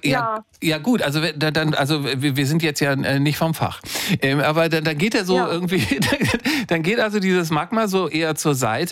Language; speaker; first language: German; native; German